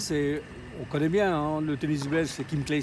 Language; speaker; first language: French; native; French